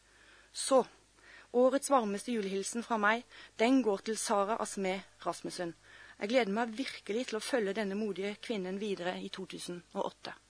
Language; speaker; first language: Norwegian; native; Norwegian